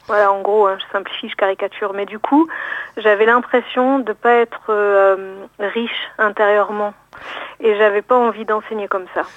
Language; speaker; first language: French; native; French